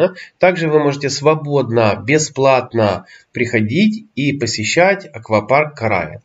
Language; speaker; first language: Russian; native; Russian